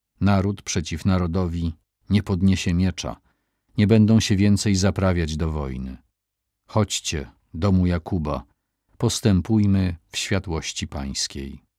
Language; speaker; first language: Polish; native; Polish